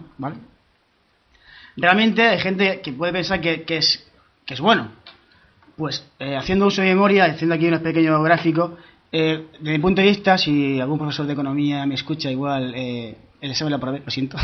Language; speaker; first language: Spanish; native; Spanish